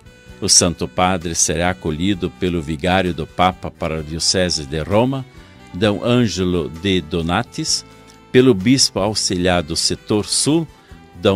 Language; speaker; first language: Portuguese; native; Portuguese